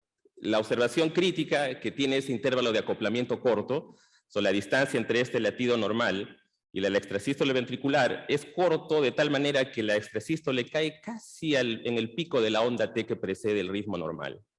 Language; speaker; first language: Spanish; native; Spanish